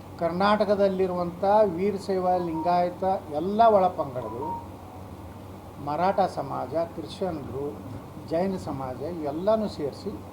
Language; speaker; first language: Kannada; native; Kannada